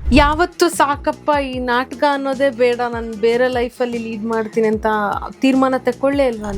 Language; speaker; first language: Kannada; native; Kannada